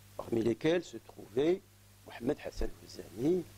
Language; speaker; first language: French; non-native, local second language; Arabic